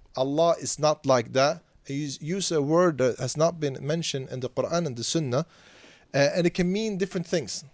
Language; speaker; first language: English; non-native, fluent; Swedish